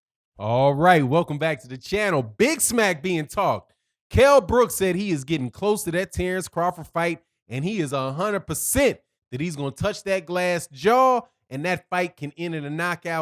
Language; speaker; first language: English; native; English